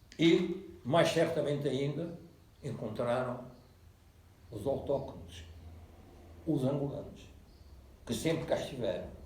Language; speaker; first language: Portuguese; native; Portuguese